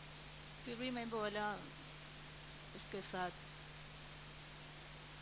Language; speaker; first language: Hindi; non-native, local second language; Malayalam